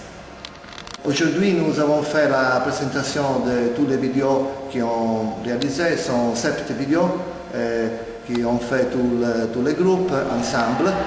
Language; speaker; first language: French; non-native, learner; Italian